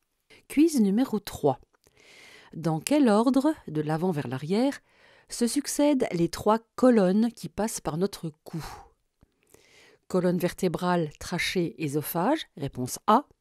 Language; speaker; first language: French; native; French